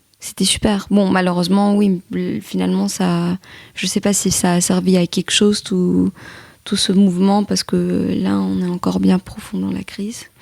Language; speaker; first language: French; early bilingual, other home language; Greek